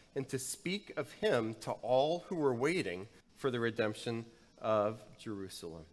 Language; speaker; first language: English; native; English